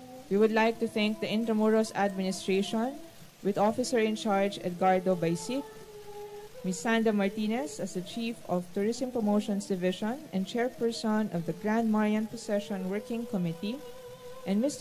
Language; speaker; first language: English; non-native, local second language; Filipino